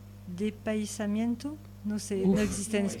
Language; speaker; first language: Spanish; non-native, learner; French